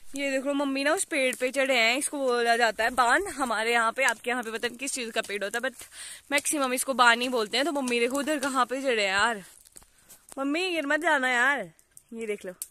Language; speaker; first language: Hindi; native; Hindi